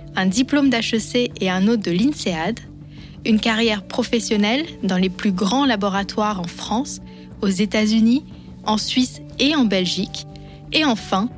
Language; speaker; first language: French; native; French